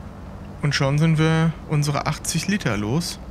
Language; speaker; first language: German; native; German